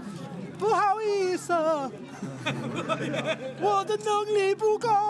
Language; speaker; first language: Chinese; non-native, learner; English